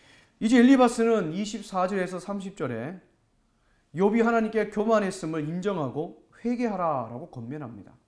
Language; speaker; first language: Korean; native; Korean